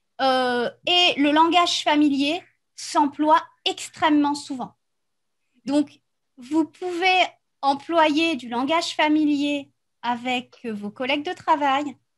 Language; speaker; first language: French; native; French